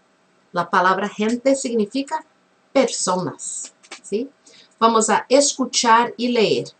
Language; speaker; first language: Spanish; non-native, fluent; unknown